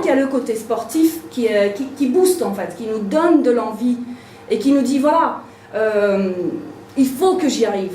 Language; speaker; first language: French; native; French